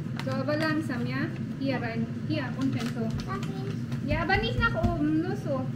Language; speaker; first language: German; non-native, fluent; Filipino